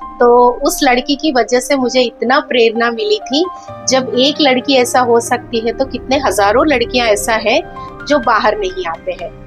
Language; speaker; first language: Hindi; non-native, local second language; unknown